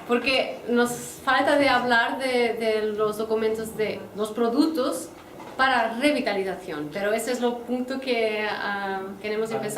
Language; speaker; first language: Spanish; non-native, fluent; Portuguese